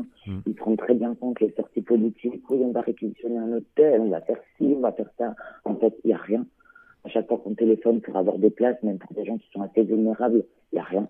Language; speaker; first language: French; native; French